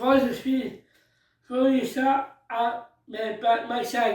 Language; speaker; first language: French; native; French